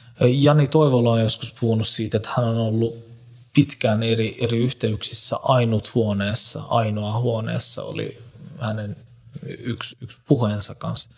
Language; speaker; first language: Finnish; non-native, fluent; Turkish